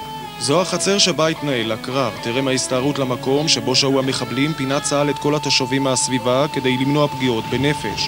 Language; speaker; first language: Hebrew; native; Hebrew